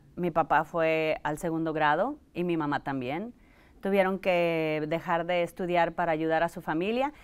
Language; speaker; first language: Spanish; early bilingual, heritage; Spanish